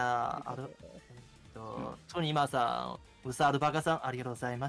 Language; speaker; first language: Japanese; native; Japanese